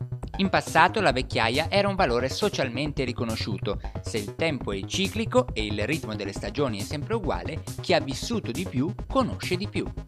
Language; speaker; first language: Italian; native; Italian